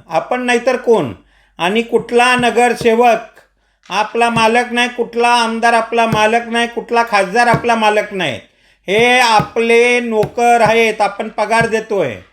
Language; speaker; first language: Marathi; non-native, local second language; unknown